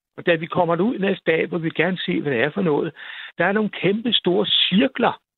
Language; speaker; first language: Danish; native; Danish